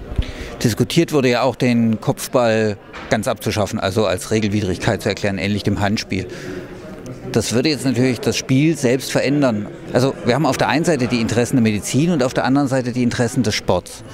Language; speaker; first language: German; native; German